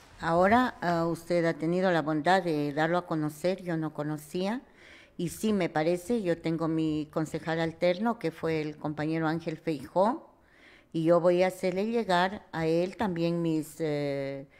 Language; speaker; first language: Spanish; native; Spanish